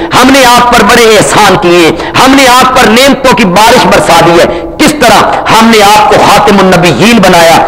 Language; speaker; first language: Urdu; non-native, local second language; Punjabi